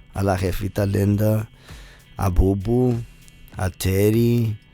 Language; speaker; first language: Spanish; early bilingual, heritage; Spanish